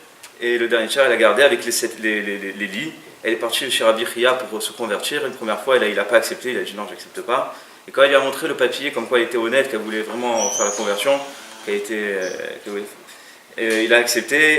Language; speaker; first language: French; native; French